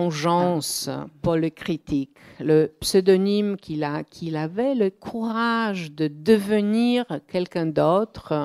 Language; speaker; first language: French; non-native, fluent; Polish